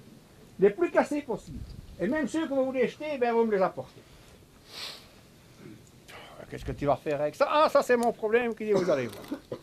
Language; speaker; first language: French; native; French